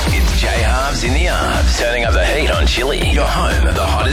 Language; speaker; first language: English; native; English